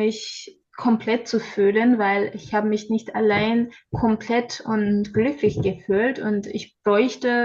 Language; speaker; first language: German; non-native, learner; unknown